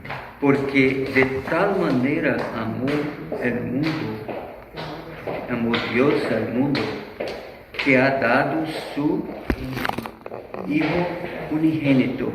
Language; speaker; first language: Spanish; non-native, fluent; Portuguese